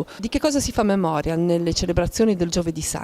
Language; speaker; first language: Italian; native; Italian